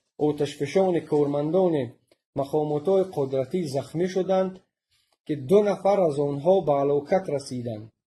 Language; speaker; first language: Tajik; non-native, local second language; Shughni